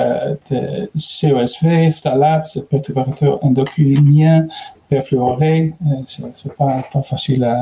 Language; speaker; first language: French; non-native, learner; Dutch